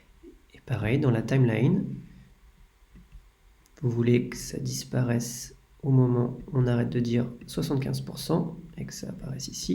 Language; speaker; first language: French; native; French